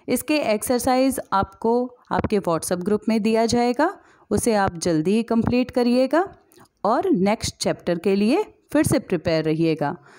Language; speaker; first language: Hindi; native; Hindi